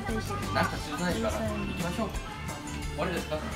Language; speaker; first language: Japanese; non-native, learner; Chinese